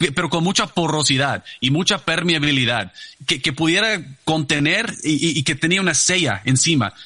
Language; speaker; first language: Spanish; non-native, fluent; English